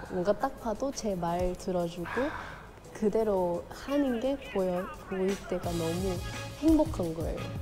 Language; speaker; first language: Korean; non-native, fluent; Thai